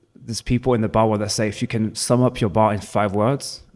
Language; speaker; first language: English; non-native, fluent; French